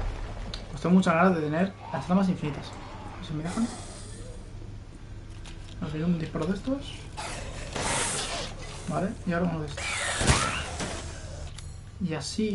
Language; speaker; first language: Spanish; native; Spanish